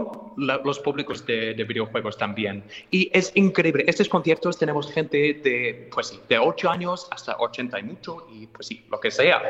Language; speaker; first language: Spanish; non-native, fluent; English